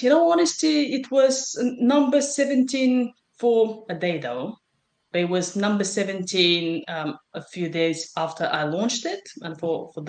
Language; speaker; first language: English; non-native, fluent; Bulgarian